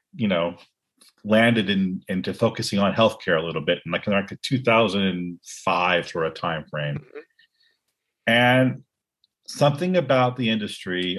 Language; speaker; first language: English; native; English